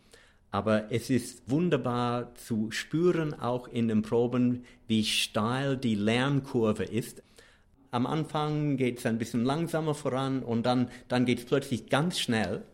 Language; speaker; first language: German; non-native, fluent; English